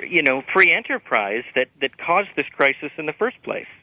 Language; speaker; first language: English; native; English